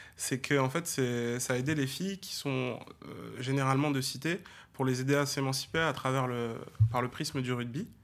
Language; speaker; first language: French; native; French